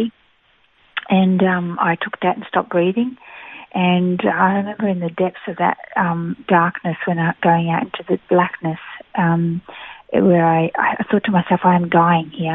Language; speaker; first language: English; native; English